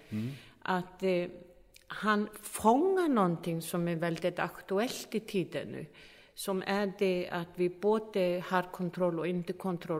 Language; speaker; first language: Swedish; non-native, fluent; Icelandic